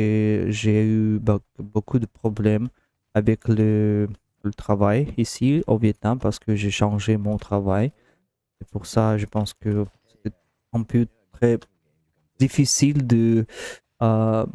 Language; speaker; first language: French; non-native, learner; Russian